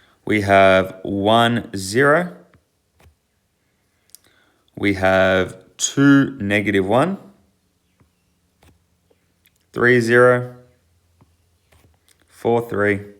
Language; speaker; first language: English; native; English